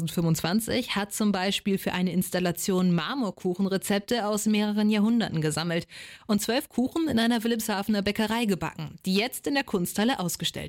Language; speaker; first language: German; native; German